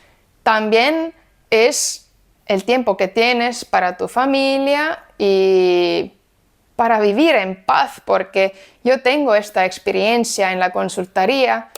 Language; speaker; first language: Spanish; non-native, fluent; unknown